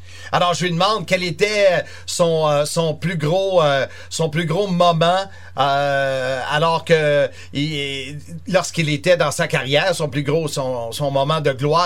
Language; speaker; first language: French; native; French